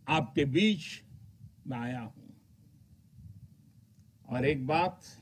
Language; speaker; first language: Hindi; non-native, local second language; Gujarati